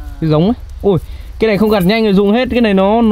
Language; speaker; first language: Vietnamese; native; Vietnamese